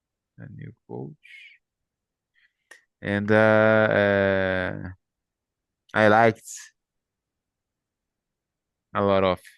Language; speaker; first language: English; non-native, learner; Portuguese